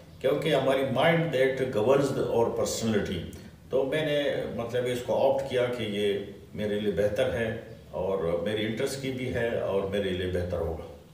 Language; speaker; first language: Urdu; non-native, local second language; Pashto